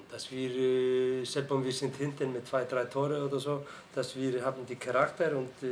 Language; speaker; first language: German; non-native, fluent; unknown